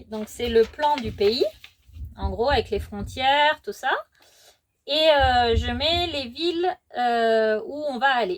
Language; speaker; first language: French; native; French